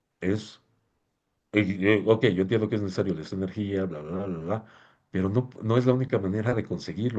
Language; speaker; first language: Spanish; native; Spanish